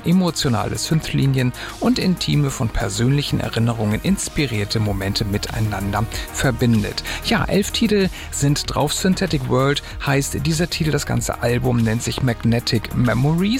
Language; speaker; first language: German; native; German